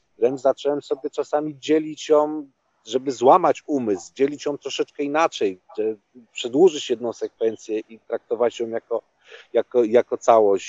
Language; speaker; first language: Polish; native; Polish